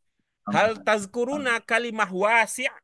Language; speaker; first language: Arabic; non-native, learner; Indonesian